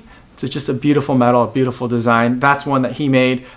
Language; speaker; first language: English; native; English